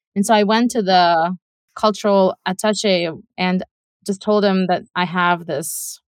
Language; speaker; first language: English; non-native, fluent; Russian